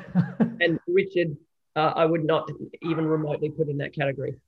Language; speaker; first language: English; native; English